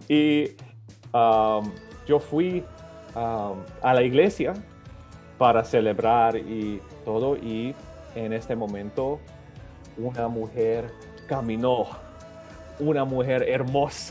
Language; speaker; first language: Spanish; early bilingual, other home language; Serbian